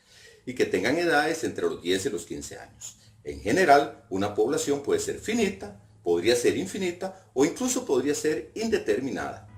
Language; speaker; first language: Spanish; native; Spanish